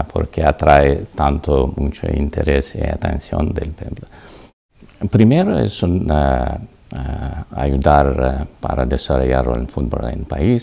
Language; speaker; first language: Spanish; non-native, learner; Azerbaijani